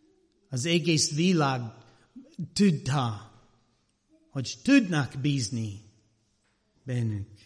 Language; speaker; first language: Hungarian; non-native, learner; English